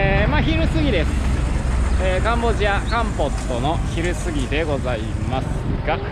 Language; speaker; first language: Japanese; native; Japanese